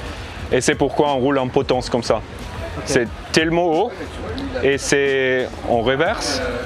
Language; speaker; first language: French; non-native, learner; English